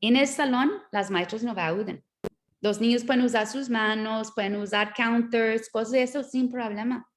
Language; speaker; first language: Spanish; non-native, learner; English